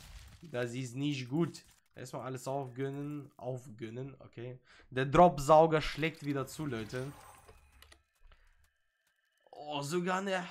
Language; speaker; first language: German; native; German